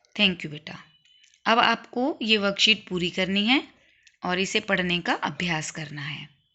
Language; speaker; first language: Hindi; native; Hindi